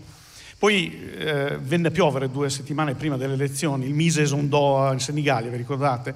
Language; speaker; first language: Italian; native; Italian